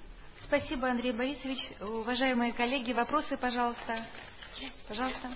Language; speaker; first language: Russian; native; Russian